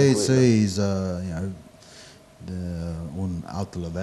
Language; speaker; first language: Italian; non-native, learner; English